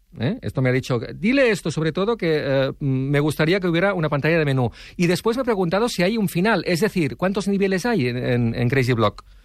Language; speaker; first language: Spanish; non-native, local second language; Catalan